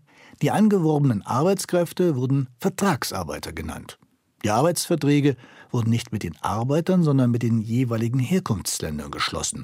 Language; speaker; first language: German; native; German